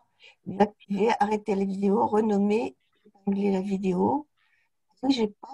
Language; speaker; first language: French; native; French